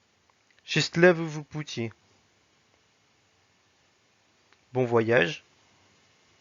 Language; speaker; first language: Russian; non-native, fluent; French